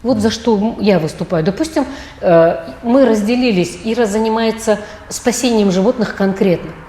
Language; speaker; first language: Russian; non-native, local second language; Kazakh